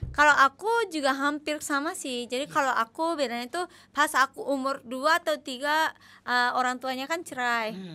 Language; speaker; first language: Indonesian; non-native, fluent; Japanese